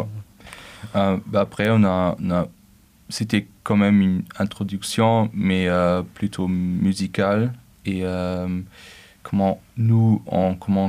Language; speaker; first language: French; non-native, local second language; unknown